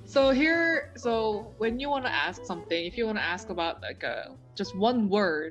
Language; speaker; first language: English; native; English